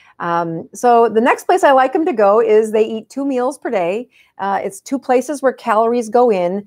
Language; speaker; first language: English; native; English